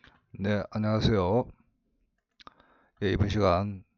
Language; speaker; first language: Korean; native; Korean